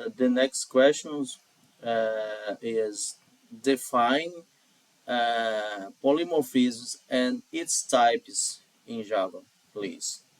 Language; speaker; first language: English; non-native, learner; Portuguese